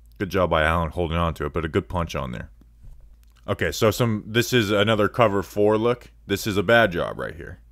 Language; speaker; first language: English; native; English